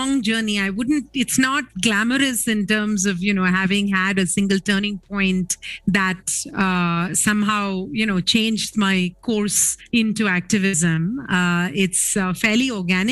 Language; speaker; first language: English; non-native, local second language; Tamil